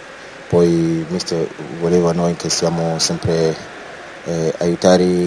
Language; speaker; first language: Italian; non-native, learner; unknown